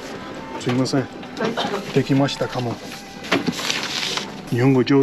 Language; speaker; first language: Japanese; non-native, learner; English